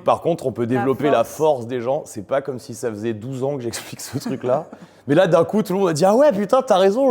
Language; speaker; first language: French; native; French